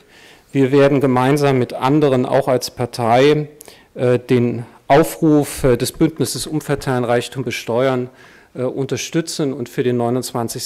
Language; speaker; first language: German; native; German